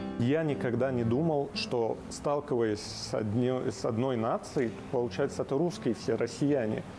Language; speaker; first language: Russian; non-native, fluent; Arabic